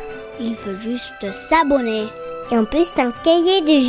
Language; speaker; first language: French; native; French